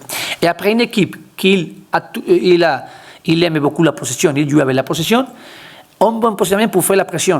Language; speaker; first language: French; non-native, learner; Spanish